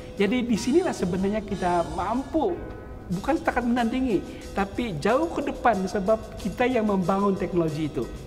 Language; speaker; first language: Malay; non-native, local second language; Central Dusun